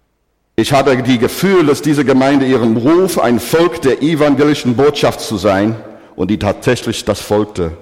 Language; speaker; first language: German; non-native, fluent; English